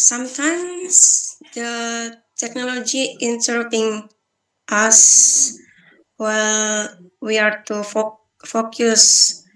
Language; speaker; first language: English; non-native, learner; Balinese